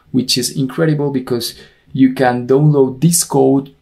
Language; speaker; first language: English; non-native, fluent; Spanish